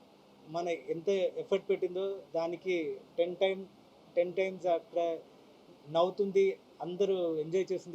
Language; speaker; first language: Telugu; non-native, fluent; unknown